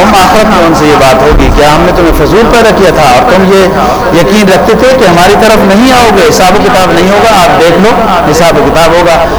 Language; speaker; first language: Urdu; native; Urdu